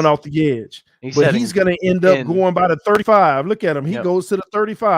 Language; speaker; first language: English; native; English